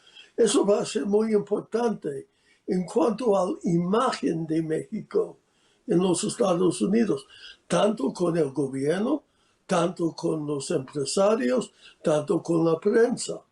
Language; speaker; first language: Spanish; non-native, fluent; English